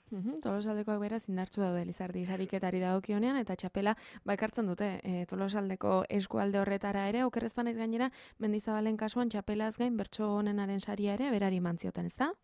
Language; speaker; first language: Basque; native; Basque